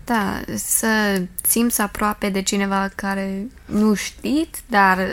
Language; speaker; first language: Romanian; early bilingual, heritage; Romanian